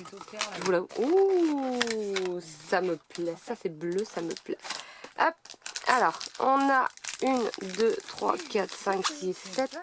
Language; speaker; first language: French; native; French